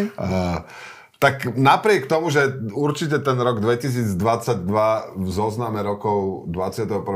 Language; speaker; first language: Slovak; native; Slovak